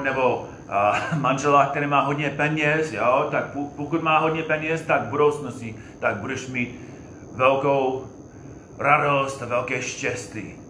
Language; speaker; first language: Czech; non-native, fluent; English